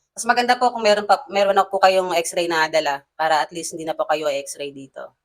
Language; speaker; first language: Filipino; native; Filipino